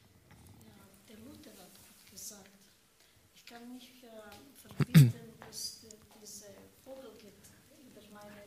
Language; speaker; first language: German; non-native, learner; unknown